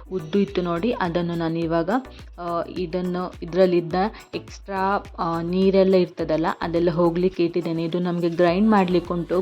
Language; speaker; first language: Kannada; non-native, local second language; Tulu